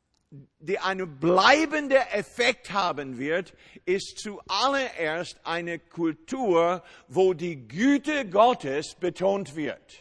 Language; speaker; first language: German; non-native, fluent; English